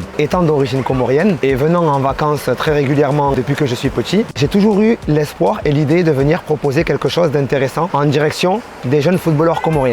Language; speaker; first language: French; native; French